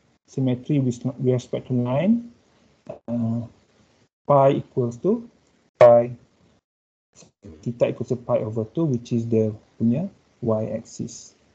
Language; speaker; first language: English; non-native, local second language; Malay